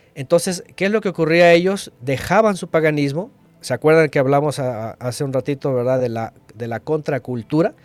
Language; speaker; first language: Spanish; native; Spanish